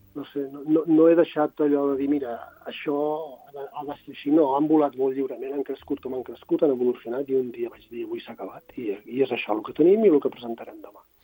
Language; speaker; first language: Catalan; non-native, local second language; Spanish